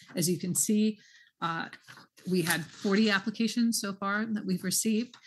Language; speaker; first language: English; native; English